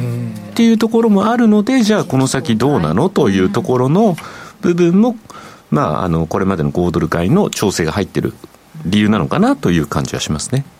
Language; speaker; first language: Japanese; native; Japanese